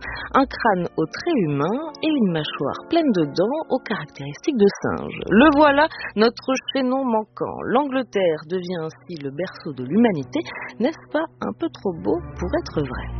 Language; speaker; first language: French; native; French